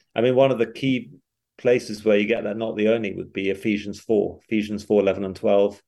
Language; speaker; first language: English; native; English